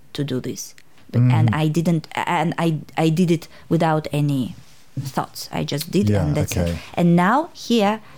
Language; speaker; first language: English; non-native, fluent; Uzbek